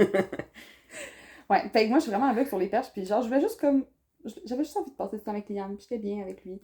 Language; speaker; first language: French; native; French